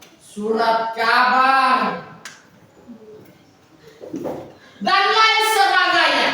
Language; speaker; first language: Indonesian; native; Indonesian